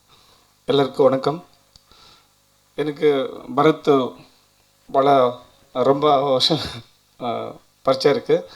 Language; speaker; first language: Tamil; non-native, learner; Kannada